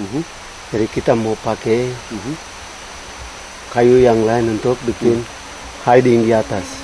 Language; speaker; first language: Indonesian; non-native, local second language; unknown